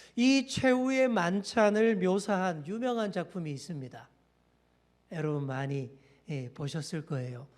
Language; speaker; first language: Korean; native; Korean